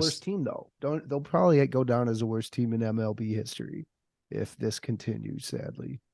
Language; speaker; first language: English; native; English